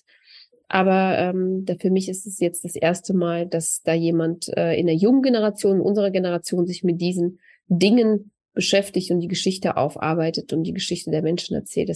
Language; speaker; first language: German; early bilingual, other home language; Russian